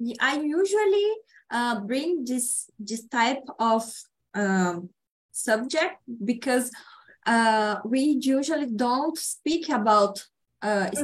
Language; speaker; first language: English; non-native, learner; Portuguese